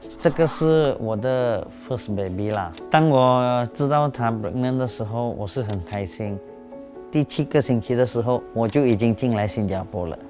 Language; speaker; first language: Chinese; non-native, local second language; Tamil